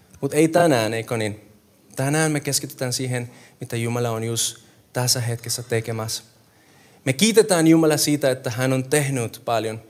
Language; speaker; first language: Finnish; non-native, fluent; Spanish